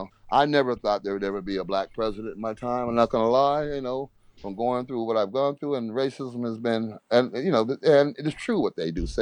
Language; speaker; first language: English; native; English